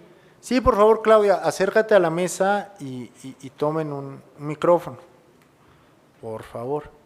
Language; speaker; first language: Spanish; native; Spanish